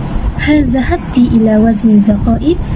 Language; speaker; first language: Arabic; non-native, learner; Malay